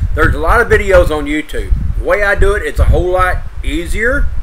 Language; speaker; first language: English; native; English